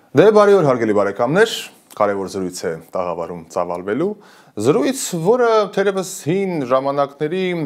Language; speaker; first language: Armenian; native; Armenian